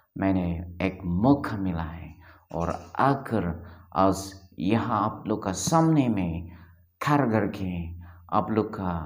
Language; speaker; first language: Hindi; non-native, local second language; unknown